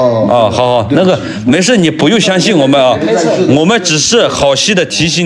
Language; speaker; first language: Chinese; native; Chinese